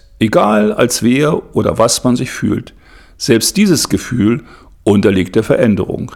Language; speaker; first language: German; native; German